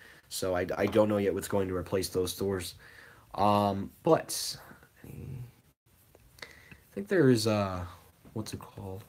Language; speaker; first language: English; native; English